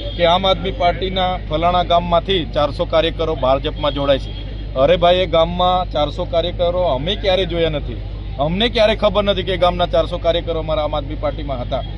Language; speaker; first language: Gujarati; non-native, local second language; Vasavi